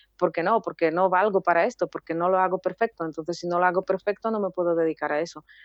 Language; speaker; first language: Spanish; non-native, fluent; Polish